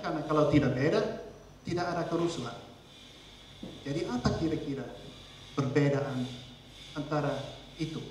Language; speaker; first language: Indonesian; non-native, fluent; Dutch